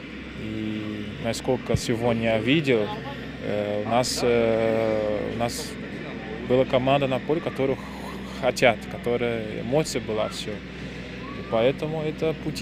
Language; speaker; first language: Russian; non-native, fluent; Portuguese